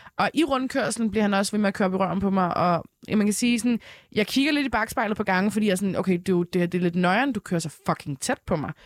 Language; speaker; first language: Danish; early bilingual, other home language; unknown